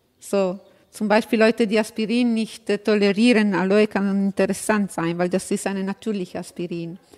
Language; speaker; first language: German; non-native, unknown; Italian